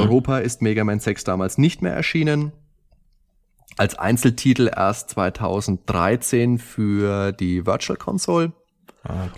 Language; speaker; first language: German; native; German